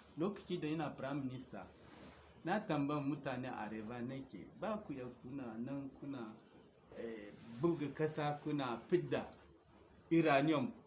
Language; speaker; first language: Hausa; non-native, local second language; Fula